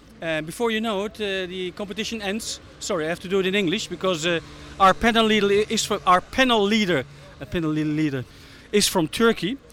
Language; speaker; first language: English; non-native, fluent; Dutch